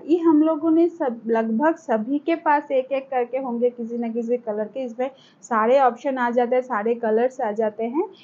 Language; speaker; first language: Hindi; non-native, local second language; Bangla